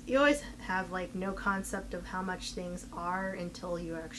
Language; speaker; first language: English; native; English